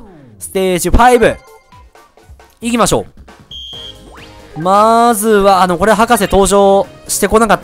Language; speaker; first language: Japanese; native; Japanese